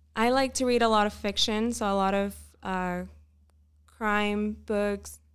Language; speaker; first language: English; non-native, fluent; Spanish